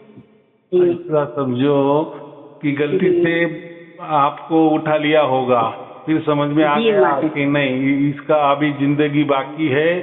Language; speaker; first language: Hindi; native; Hindi